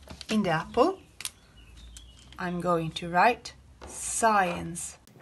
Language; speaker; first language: English; non-native, fluent; Italian